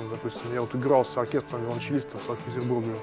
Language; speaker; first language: Russian; native; Russian